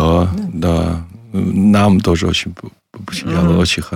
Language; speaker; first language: Russian; non-native, learner; Chinese